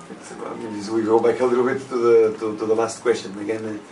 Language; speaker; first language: English; non-native, fluent; Portuguese